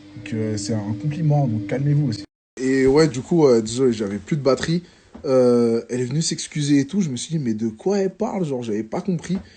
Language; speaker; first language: French; native; French